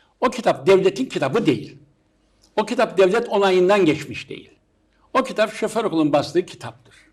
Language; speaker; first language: Turkish; native; Turkish